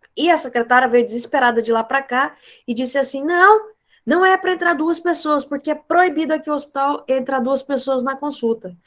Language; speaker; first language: Portuguese; non-native, fluent; Spanish